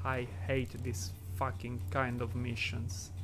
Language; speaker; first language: English; non-native, fluent; Italian